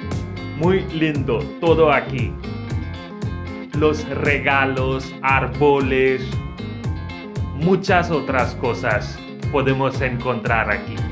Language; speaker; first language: Spanish; non-native, fluent; Hindi